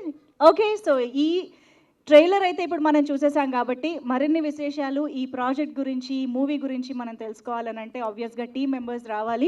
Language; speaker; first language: Telugu; native; Telugu